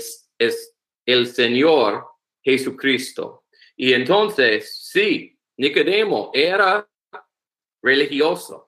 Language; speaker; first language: Spanish; non-native, learner; English